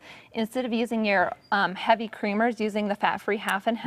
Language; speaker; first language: English; native; English